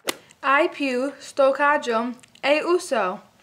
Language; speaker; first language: Italian; non-native, learner; English